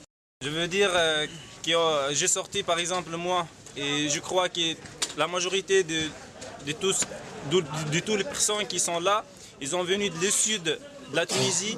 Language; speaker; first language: French; non-native, learner; Arabic